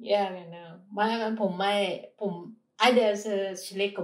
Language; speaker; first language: German; non-native, learner; Thai